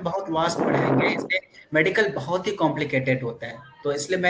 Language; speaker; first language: Hindi; native; Hindi